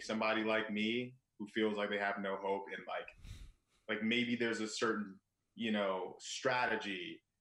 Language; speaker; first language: English; native; English